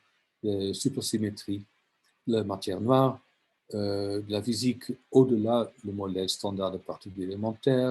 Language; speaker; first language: French; non-native, fluent; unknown